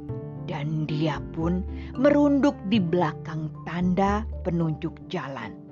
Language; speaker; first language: Indonesian; native; Indonesian